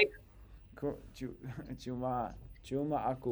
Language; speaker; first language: Indonesian; non-native, learner; English